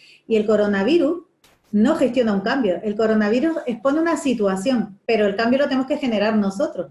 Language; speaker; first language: Spanish; native; Spanish